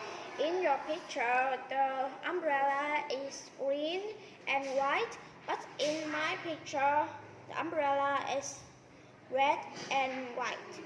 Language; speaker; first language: English; non-native, learner; Vietnamese